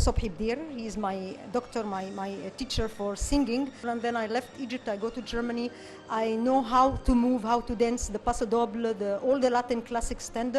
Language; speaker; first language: English; non-native, learner; Arabic